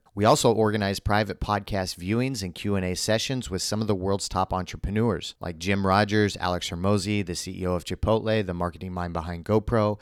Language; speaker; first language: English; native; English